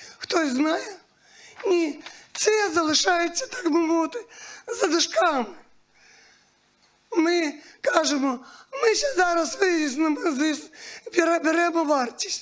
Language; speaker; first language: Ukrainian; native; Ukrainian